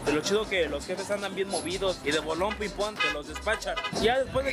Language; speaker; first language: Spanish; native; Spanish